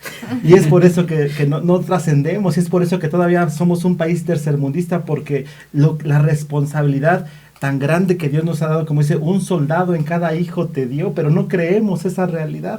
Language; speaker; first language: Spanish; native; Spanish